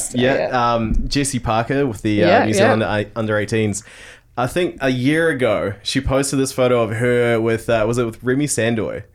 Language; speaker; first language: English; native; English